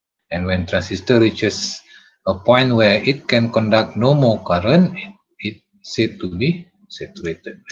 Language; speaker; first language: English; non-native, local second language; Malay